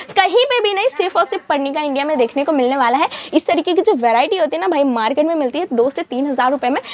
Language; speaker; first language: Hindi; native; Hindi